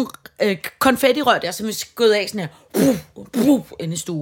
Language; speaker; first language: Danish; native; Danish